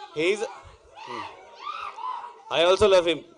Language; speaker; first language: Telugu; non-native, local second language; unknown